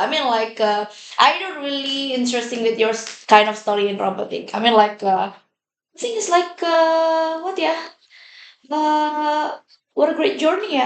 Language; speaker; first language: English; non-native, fluent; Indonesian